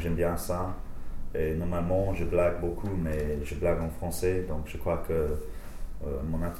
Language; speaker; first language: French; non-native, fluent; English